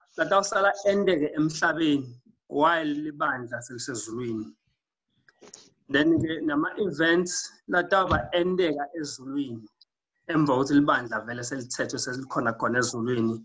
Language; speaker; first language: Zulu; non-native, local second language; Swati